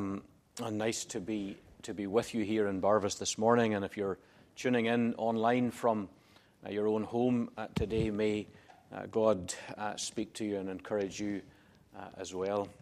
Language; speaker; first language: English; native; English